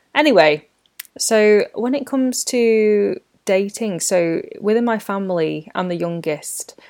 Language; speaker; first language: English; native; English